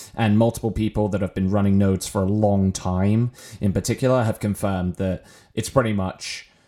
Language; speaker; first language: English; native; English